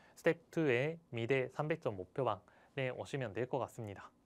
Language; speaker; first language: Korean; non-native, fluent; Japanese